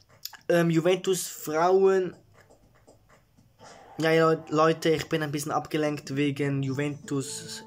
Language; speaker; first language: German; early bilingual, other home language; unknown